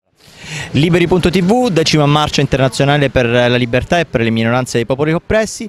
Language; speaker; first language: Italian; native; Italian